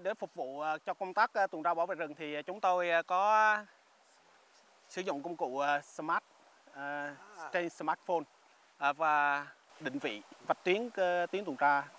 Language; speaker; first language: Vietnamese; native; Vietnamese